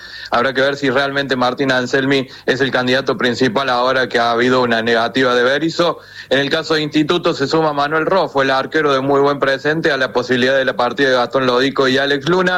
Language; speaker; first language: Spanish; native; Spanish